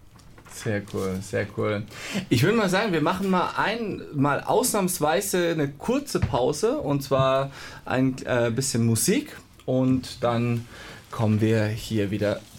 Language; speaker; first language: German; native; German